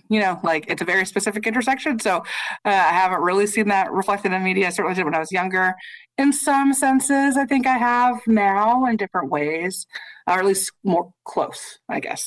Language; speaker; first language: English; native; English